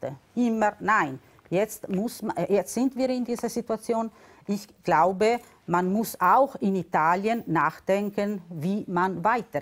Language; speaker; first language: German; non-native, local second language; Italian